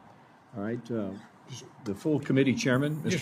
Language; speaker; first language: English; native; English